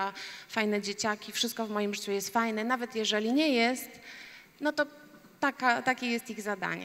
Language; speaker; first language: Polish; native; Polish